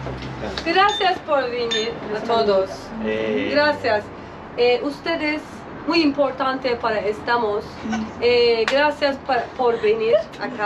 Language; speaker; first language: Spanish; non-native, learner; Turkish